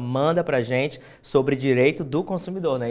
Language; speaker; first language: Portuguese; native; Portuguese